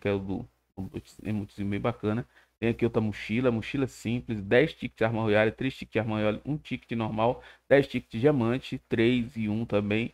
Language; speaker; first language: Portuguese; native; Portuguese